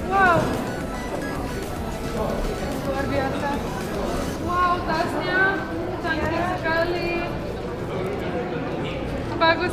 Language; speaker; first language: Indonesian; non-native, fluent; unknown